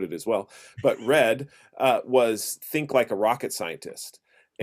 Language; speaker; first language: English; native; English